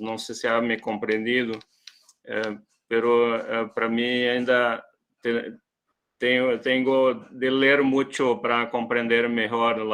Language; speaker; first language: Portuguese; non-native, learner; Spanish